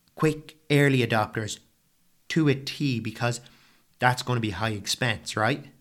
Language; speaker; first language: English; native; English